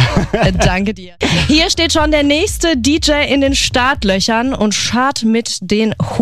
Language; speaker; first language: German; native; German